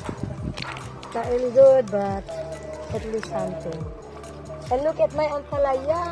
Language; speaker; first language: English; non-native, local second language; Filipino